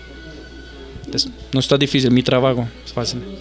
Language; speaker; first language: Spanish; non-native, fluent; Italian